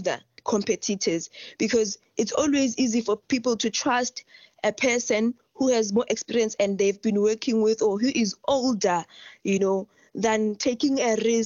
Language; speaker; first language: English; non-native, local second language; Northern Sotho